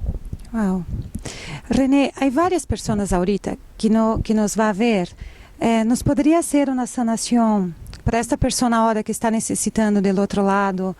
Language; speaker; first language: Spanish; non-native, fluent; Portuguese